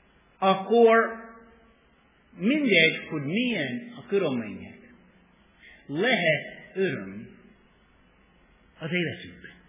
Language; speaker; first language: Hungarian; non-native, fluent; English